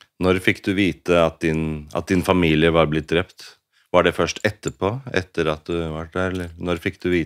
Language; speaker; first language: Norwegian; native; Norwegian